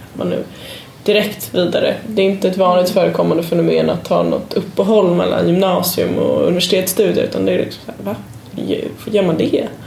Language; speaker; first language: Swedish; native; Swedish